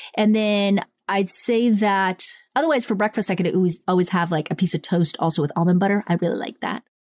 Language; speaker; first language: English; early bilingual, other home language; Italian